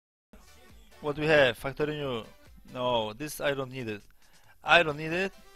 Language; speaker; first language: English; non-native, learner; Polish